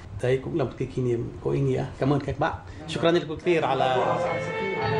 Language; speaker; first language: Vietnamese; non-native, fluent; Arabic